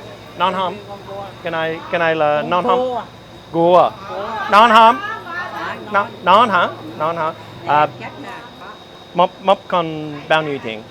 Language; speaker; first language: Vietnamese; non-native, learner; English